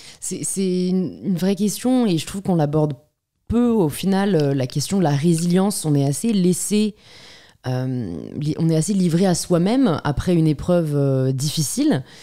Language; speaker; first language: French; native; French